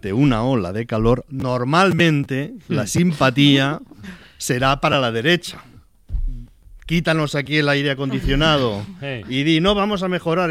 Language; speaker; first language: Spanish; native; Spanish